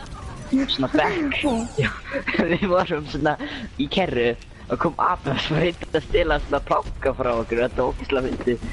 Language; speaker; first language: Icelandic; early bilingual, other home language; Norwegian